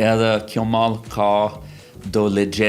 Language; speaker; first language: Albanian; non-native, fluent; English